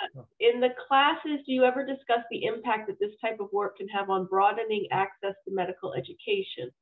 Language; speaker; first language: English; native; English